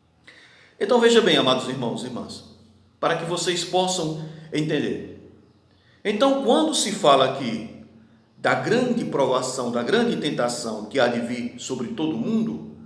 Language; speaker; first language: Portuguese; native; Portuguese